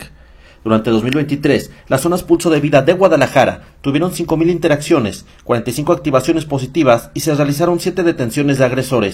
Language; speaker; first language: Spanish; native; Spanish